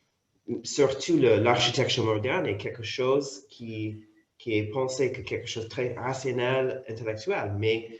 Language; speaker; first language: French; non-native, fluent; English